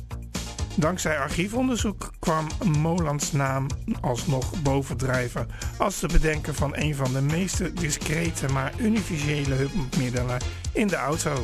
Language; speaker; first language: Dutch; native; Dutch